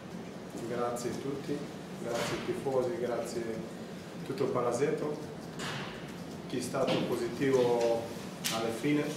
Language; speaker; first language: Italian; non-native, learner; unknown